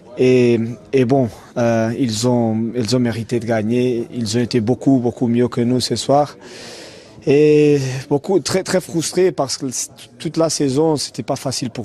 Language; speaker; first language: French; non-native, fluent; Portuguese